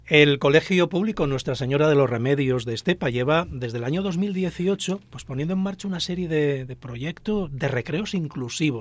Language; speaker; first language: Spanish; native; Spanish